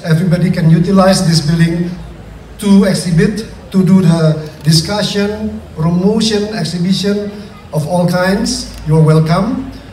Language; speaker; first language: English; non-native, fluent; Indonesian